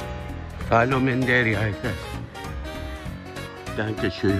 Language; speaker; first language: German; non-native, fluent; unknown